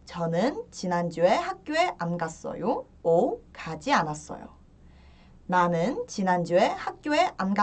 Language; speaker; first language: Korean; early bilingual, heritage; Korean